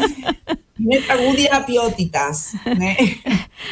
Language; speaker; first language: Greek; non-native, fluent; Spanish